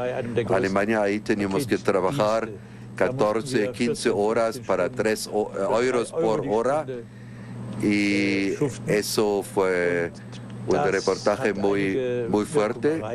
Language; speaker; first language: Spanish; non-native, fluent; German